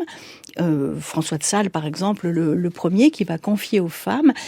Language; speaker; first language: French; native; French